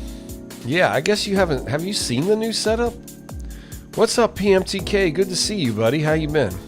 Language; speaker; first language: English; native; English